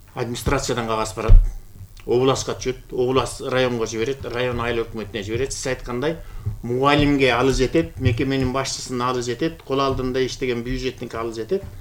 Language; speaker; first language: Kyrgyz; native; Kyrgyz